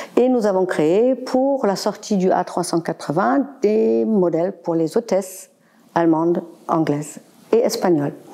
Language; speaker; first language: French; non-native, fluent; German